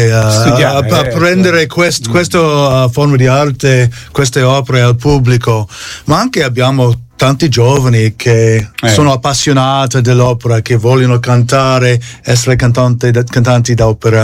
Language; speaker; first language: Italian; non-native, fluent; English